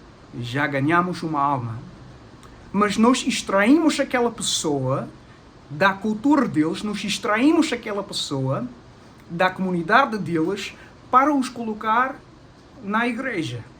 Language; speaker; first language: Portuguese; non-native, fluent; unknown